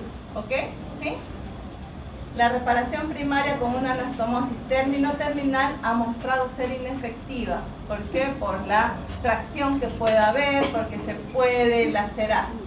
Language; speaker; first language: Spanish; native; Spanish